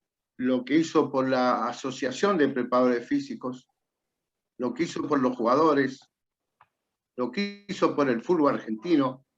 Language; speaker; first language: Spanish; native; Spanish